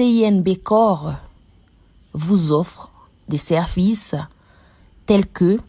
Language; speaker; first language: French; non-native, local second language; Lingala